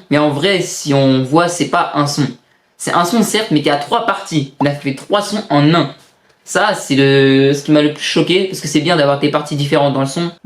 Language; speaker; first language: French; native; French